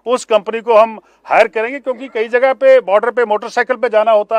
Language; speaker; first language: Hindi; non-native, local second language; Punjabi